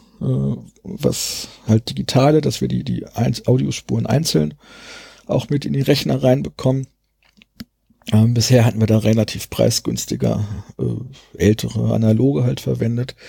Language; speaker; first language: German; native; German